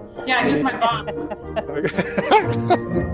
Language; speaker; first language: English; native; English